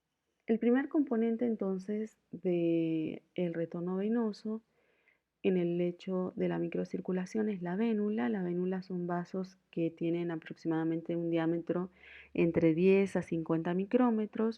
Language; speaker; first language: Spanish; native; Spanish